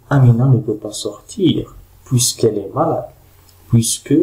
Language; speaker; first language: French; non-native, local second language; Arabic